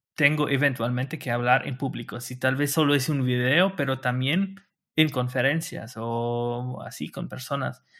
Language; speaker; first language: Spanish; non-native, fluent; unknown